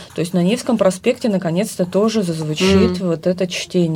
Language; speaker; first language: Russian; native; Russian